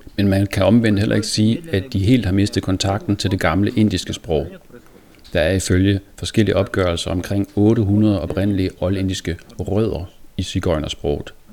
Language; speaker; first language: Danish; native; Danish